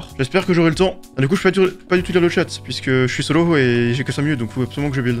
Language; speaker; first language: French; native; French